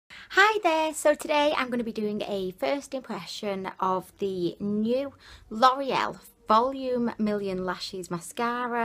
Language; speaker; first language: English; native; English